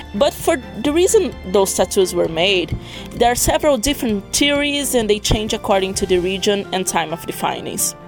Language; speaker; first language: English; non-native, fluent; Portuguese